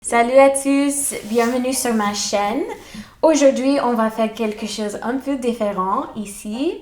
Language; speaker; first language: French; non-native, fluent; English